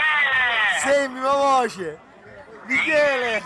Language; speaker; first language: Italian; native; Italian